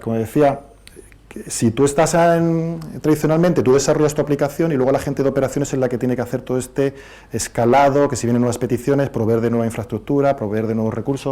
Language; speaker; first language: Spanish; native; Spanish